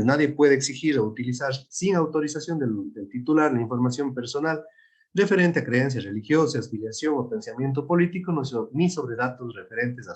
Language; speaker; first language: Spanish; native; Spanish